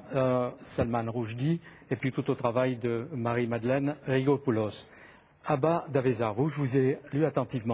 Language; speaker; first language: French; native; French